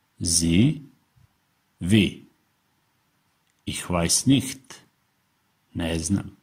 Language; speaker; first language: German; non-native, fluent; Serbian